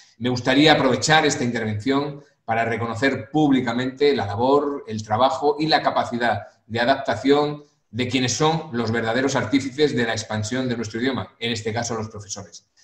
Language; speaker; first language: Spanish; native; Spanish